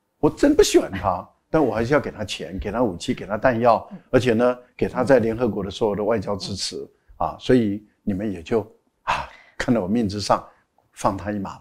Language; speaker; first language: Chinese; native; Chinese